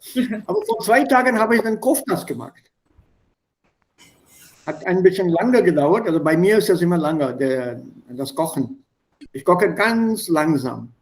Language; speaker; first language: German; non-native, fluent; Hindi